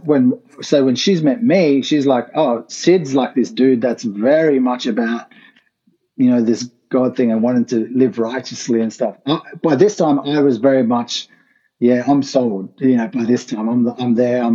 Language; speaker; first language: English; native; English